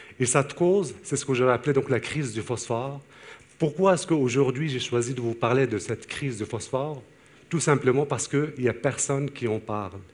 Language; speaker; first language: French; non-native, local second language; Arabic